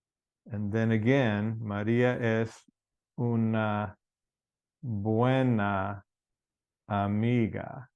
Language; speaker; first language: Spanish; non-native, fluent; English